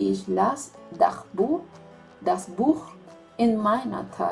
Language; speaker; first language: German; non-native, fluent; Spanish